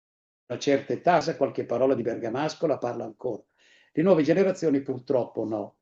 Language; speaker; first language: Italian; native; Italian